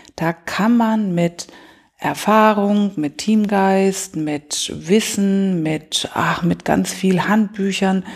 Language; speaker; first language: German; native; German